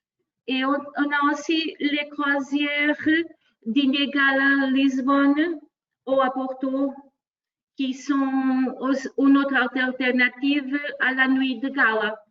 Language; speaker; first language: French; non-native, fluent; Portuguese